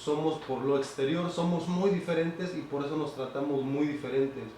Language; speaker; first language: Spanish; native; Spanish